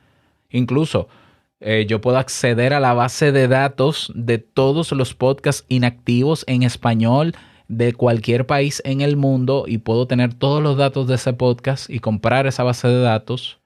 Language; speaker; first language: Spanish; native; Spanish